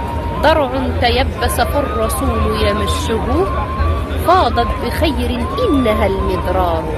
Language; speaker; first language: Arabic; native; Arabic